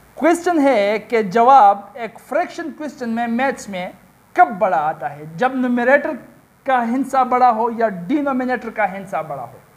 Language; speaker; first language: Urdu; non-native, local second language; Pashto